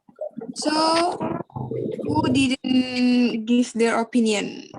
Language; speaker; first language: English; non-native, learner; Indonesian